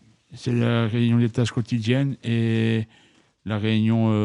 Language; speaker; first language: French; native; French